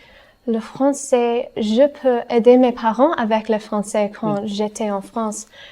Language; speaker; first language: French; non-native, learner; English